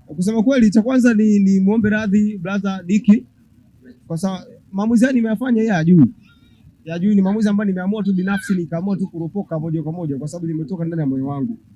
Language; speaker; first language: Swahili; native; Swahili